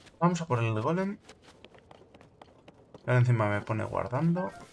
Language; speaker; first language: Spanish; native; Spanish